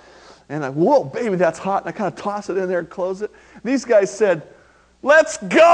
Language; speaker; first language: English; native; English